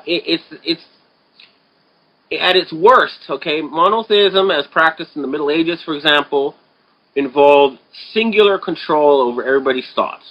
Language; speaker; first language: English; native; English